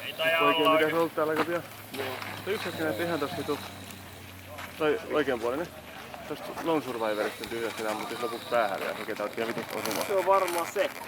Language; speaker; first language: Finnish; native; Finnish